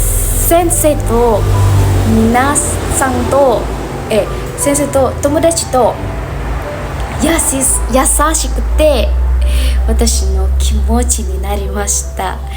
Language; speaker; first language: Japanese; non-native, learner; Indonesian